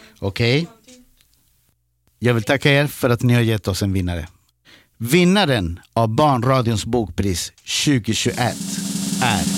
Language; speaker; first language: Swedish; native; Swedish